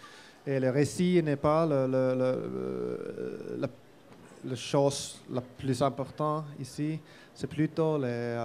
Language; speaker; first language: French; non-native, learner; Finnish